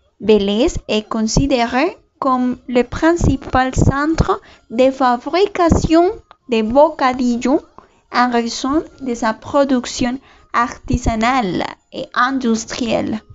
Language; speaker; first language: French; non-native, learner; Spanish